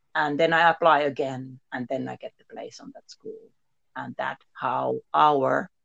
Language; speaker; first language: English; non-native, learner; Finnish